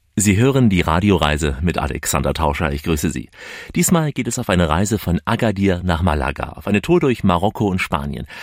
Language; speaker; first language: German; native; German